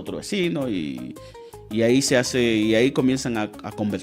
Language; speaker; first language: Spanish; native; Spanish